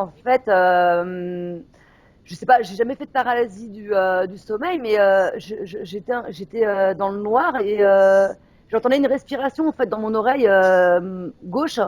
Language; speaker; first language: French; native; French